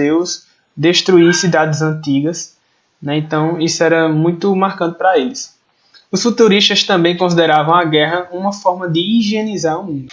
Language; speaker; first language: Portuguese; native; Portuguese